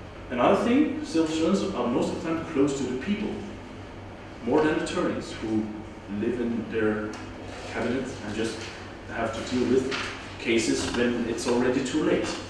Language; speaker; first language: English; non-native, fluent; Dutch